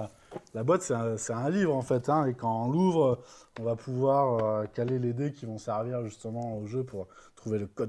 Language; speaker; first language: French; native; French